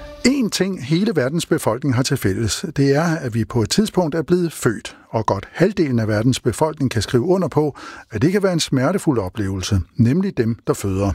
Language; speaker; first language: Danish; native; Danish